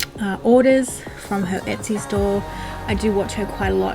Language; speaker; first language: English; native; English